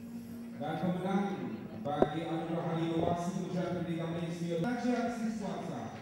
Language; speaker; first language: Malay; native; Malay